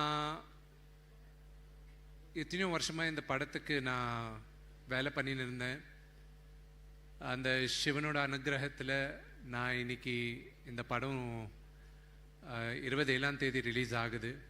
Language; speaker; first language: Tamil; non-native, local second language; Telugu